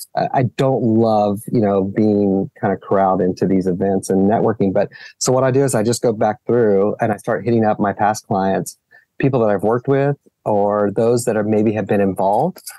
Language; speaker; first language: English; native; English